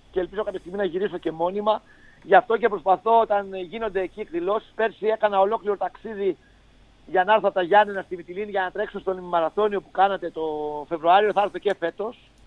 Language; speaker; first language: Greek; native; Greek